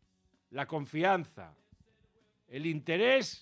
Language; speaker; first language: Spanish; native; Spanish